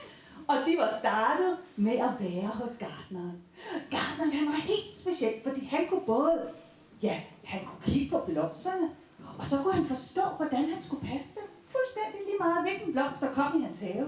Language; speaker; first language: Danish; native; Danish